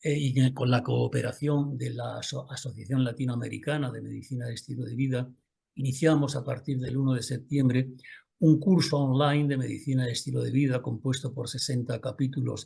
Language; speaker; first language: Spanish; native; Spanish